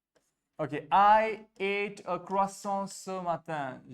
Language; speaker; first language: French; non-native, fluent; Hindi